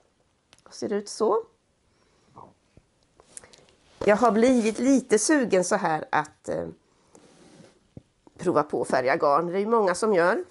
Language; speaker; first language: Swedish; native; Swedish